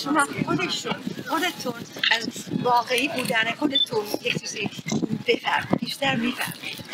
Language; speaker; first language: Persian; non-native, learner; Finnish